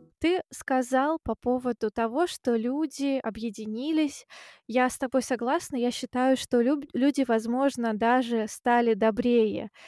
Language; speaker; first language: Russian; native; Russian